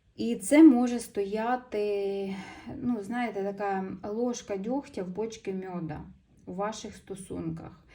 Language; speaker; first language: Ukrainian; non-native, local second language; Russian